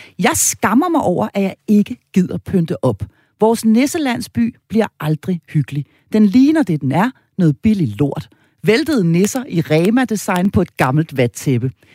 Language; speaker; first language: Danish; native; Danish